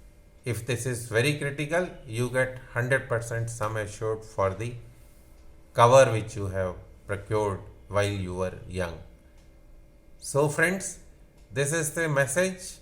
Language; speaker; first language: English; non-native, local second language; Hindi